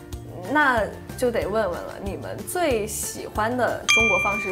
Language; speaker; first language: Chinese; native; Chinese